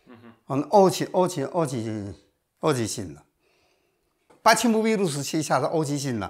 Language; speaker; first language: Russian; non-native, learner; Chinese